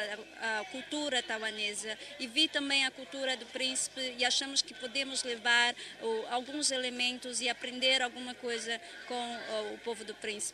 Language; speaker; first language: Portuguese; non-native, learner; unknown